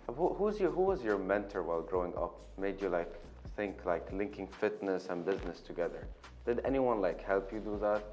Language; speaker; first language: English; native; English